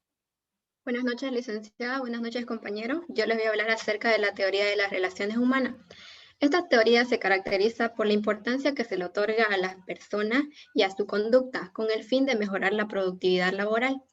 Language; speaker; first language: Spanish; native; Spanish